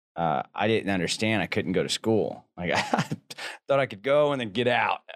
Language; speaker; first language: English; native; English